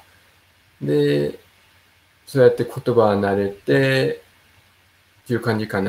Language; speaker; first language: Japanese; non-native, fluent; Danish